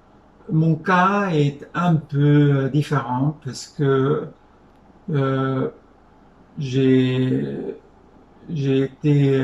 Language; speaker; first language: French; non-native, fluent; Hungarian